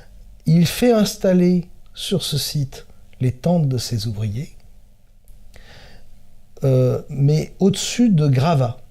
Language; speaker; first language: French; native; French